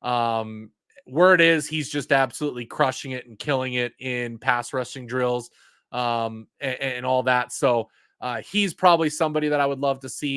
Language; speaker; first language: English; native; English